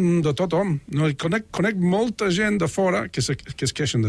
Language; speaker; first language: Catalan; non-native, fluent; English